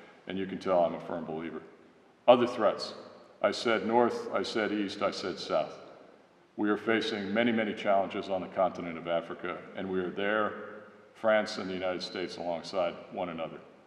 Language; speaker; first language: English; native; English